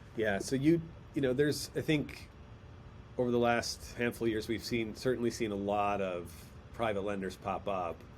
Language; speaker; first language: English; native; English